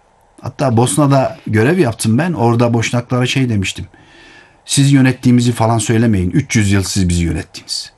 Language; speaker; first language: Turkish; native; Turkish